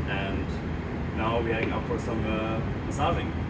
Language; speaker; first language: English; non-native, fluent; German